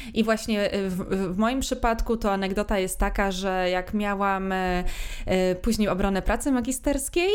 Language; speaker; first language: Polish; native; Polish